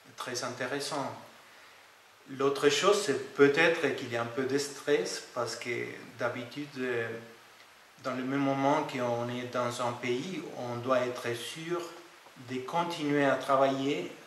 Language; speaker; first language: French; non-native, fluent; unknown